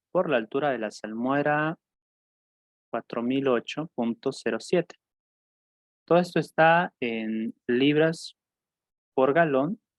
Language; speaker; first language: Spanish; native; Spanish